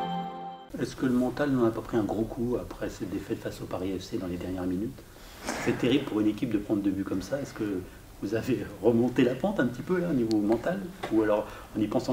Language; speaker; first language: French; native; French